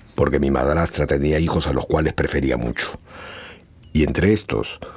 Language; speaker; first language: Spanish; non-native, local second language; Quechua